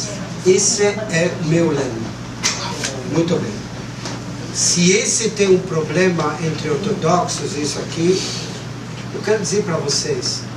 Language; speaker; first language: Portuguese; non-native, fluent; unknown